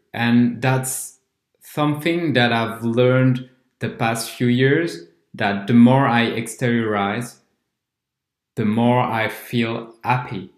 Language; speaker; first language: English; non-native, fluent; French